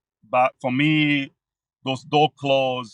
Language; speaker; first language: English; non-native, fluent; Italian